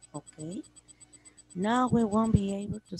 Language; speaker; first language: English; non-native, learner; Spanish